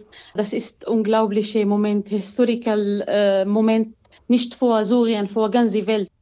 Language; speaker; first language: German; non-native, learner; Arabic